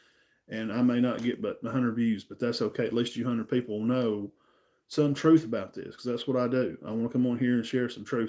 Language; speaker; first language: English; native; English